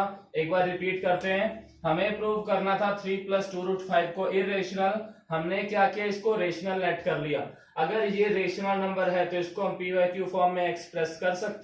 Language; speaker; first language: Hindi; native; Hindi